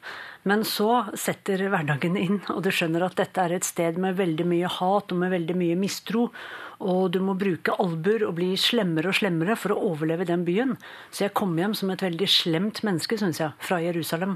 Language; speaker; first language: Norwegian; native; Norwegian